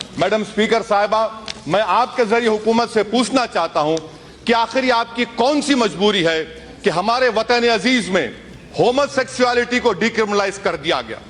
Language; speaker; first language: Urdu; native; Urdu